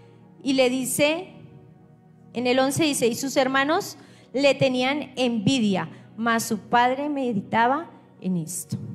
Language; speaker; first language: Spanish; native; Spanish